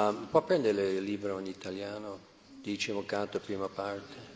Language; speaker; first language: Italian; non-native, learner; English